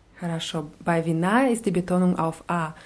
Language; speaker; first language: German; non-native, fluent; Russian